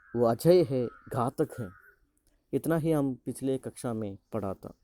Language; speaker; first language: Hindi; non-native, local second language; Malayalam